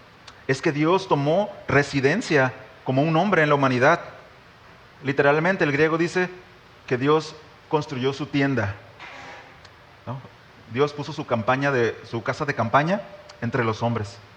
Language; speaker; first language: Spanish; native; Spanish